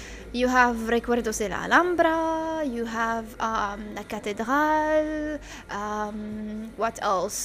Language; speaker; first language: English; non-native, fluent; Arabic